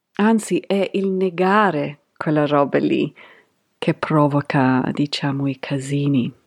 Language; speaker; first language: Italian; non-native, fluent; English